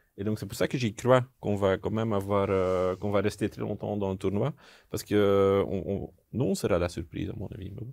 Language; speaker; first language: French; non-native, local second language; Dutch